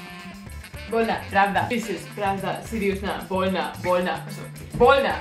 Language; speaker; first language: Russian; non-native, learner; Spanish